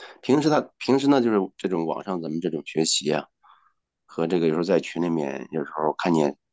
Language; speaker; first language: Chinese; native; Chinese